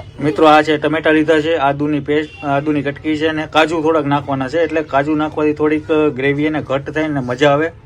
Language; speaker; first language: Gujarati; native; Gujarati